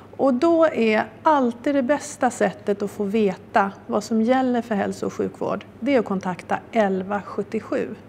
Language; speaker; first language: Swedish; native; Swedish